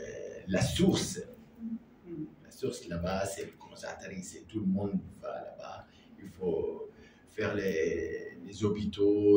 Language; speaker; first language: French; non-native, learner; Arabic